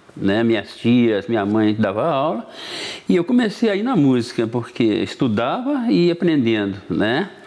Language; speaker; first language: Portuguese; native; Portuguese